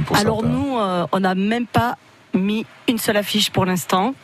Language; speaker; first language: French; native; French